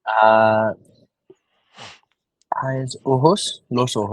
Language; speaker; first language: Spanish; non-native, learner; English